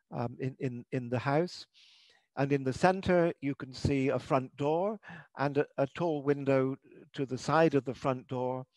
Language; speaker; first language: English; native; English